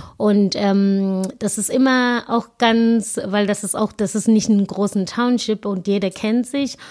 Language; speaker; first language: German; non-native, fluent; Zulu